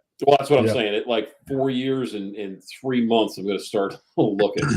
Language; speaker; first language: English; native; English